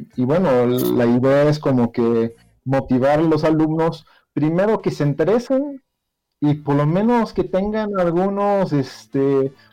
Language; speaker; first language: Spanish; non-native, fluent; Dutch